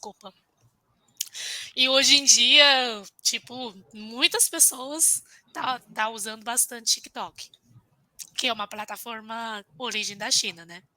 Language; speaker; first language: Portuguese; non-native, fluent; Chinese